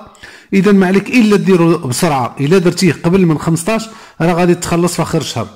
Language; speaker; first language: Arabic; native; Arabic